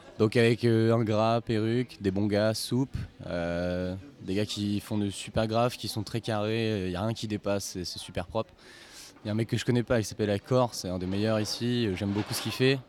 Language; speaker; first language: French; native; French